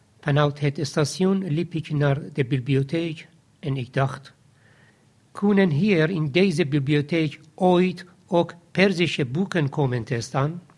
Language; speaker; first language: Dutch; non-native, fluent; Persian